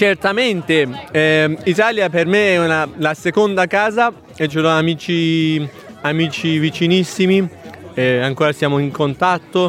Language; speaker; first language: Italian; non-native, fluent; Persian